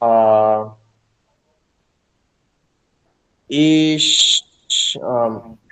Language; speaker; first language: German; non-native, learner; Bangla